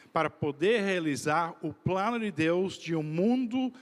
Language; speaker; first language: Portuguese; non-native, fluent; Dutch